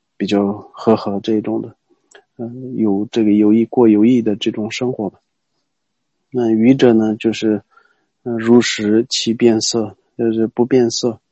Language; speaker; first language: Chinese; non-native, local second language; Tibetan